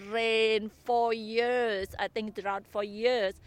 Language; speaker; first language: English; non-native, learner; Indonesian